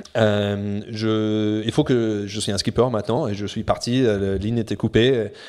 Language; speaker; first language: French; non-native, fluent; English